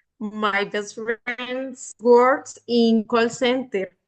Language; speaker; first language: English; non-native, learner; Spanish